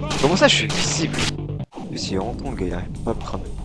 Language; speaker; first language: French; native; French